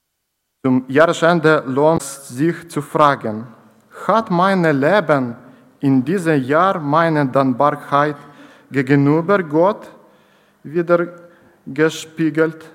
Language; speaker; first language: German; non-native, learner; Ukrainian